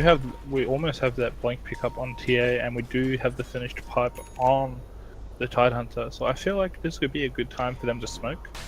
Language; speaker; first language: English; native; English